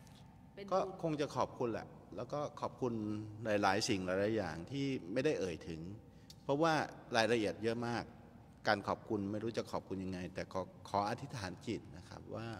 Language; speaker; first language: Thai; native; Thai